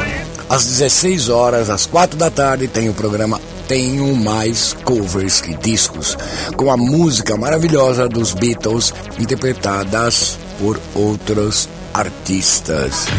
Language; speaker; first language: Portuguese; native; Portuguese